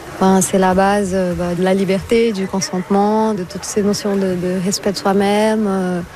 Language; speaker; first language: French; non-native, fluent; Portuguese